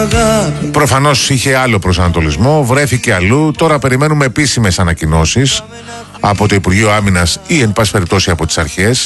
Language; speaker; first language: Greek; native; Greek